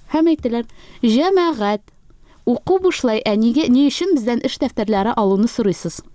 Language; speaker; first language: Tatar; native; Tatar